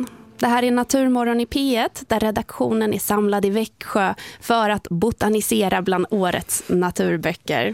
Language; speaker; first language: Swedish; native; Swedish